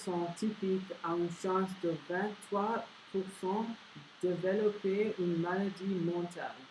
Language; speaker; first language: French; non-native, learner; English